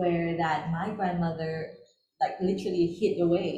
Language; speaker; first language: English; non-native, local second language; Chinese